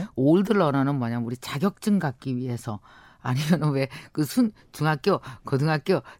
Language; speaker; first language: Korean; native; Korean